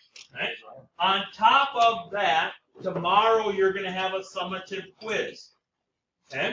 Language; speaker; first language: English; native; English